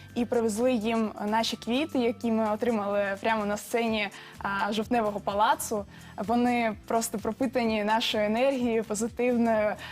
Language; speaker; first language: Ukrainian; native; Ukrainian